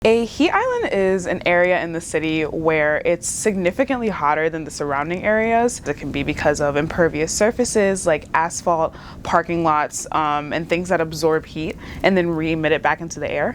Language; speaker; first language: English; native; English